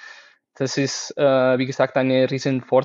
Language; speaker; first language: German; non-native, learner; Spanish